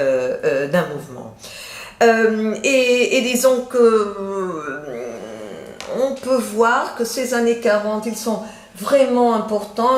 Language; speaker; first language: French; non-native, fluent; Portuguese